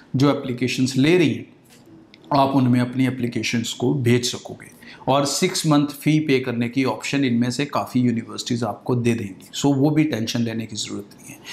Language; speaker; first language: Hindi; non-native, local second language; Punjabi